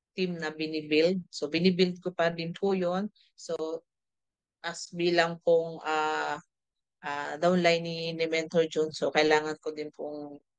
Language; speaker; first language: Filipino; native; Filipino